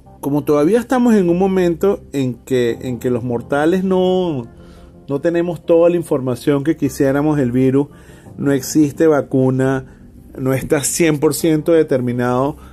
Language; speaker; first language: Spanish; native; Spanish